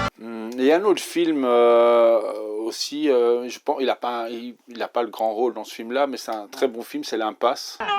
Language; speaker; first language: French; native; French